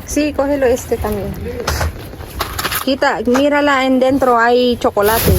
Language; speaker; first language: Spanish; non-native, learner; Filipino